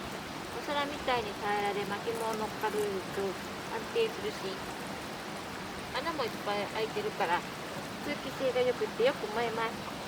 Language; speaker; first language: Japanese; native; Japanese